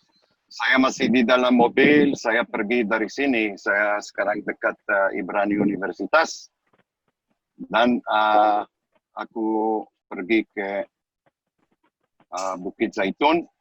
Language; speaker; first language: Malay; non-native, learner; Hebrew